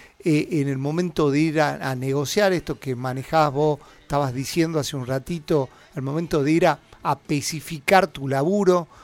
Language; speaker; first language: Spanish; native; Spanish